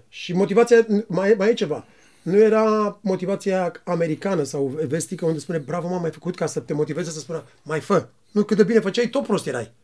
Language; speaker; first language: Romanian; native; Romanian